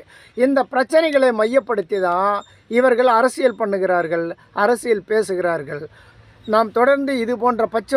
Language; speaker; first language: Tamil; native; Tamil